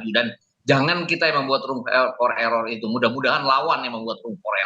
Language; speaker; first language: Indonesian; native; Indonesian